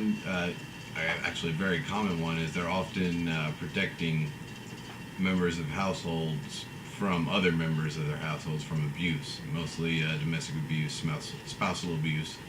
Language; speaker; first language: English; native; English